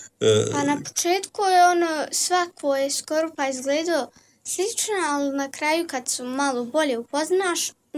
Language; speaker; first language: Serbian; early bilingual, heritage; Serbian